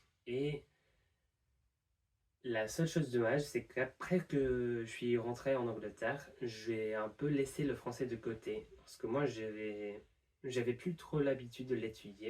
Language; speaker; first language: French; non-native, fluent; English